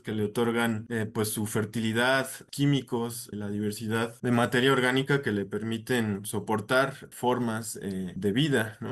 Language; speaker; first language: Spanish; native; Spanish